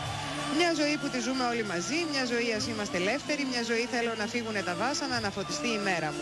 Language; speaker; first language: Greek; native; Greek